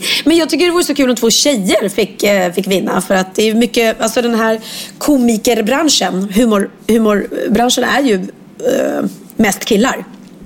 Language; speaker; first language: Swedish; native; Swedish